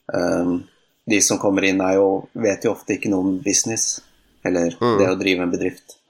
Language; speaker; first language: Norwegian; native; Norwegian